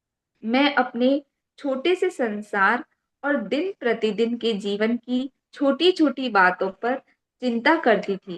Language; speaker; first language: Hindi; native; Hindi